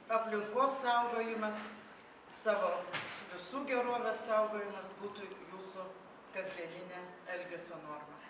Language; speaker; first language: Lithuanian; native; Lithuanian